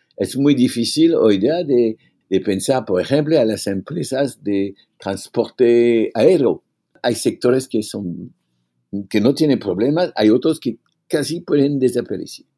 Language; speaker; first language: Spanish; non-native, fluent; French